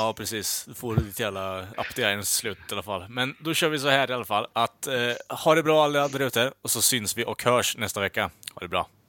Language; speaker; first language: Swedish; native; Swedish